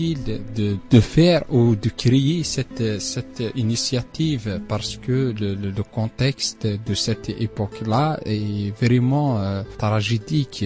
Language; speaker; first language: French; non-native, local second language; Arabic